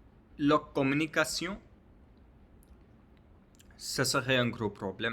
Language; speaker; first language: French; non-native, learner; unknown